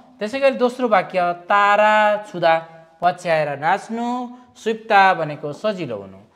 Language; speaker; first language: Nepali; native; Nepali